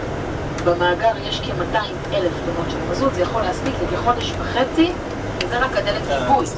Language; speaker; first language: Hebrew; native; Hebrew